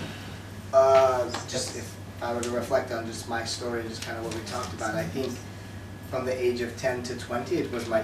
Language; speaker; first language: English; native; English